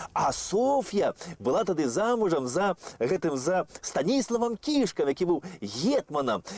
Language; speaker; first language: Belarusian; native; Belarusian